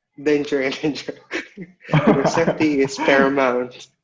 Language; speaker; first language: English; non-native, local second language; Indonesian